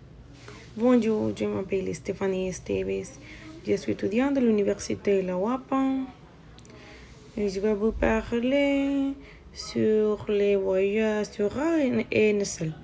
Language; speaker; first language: French; non-native, learner; Spanish